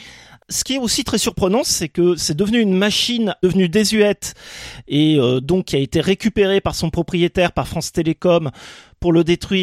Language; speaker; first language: French; native; French